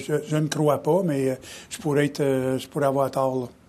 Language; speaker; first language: French; native; French